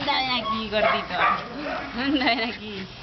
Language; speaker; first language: Spanish; native; Spanish